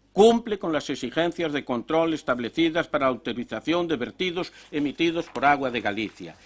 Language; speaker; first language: Spanish; non-native, local second language; Galician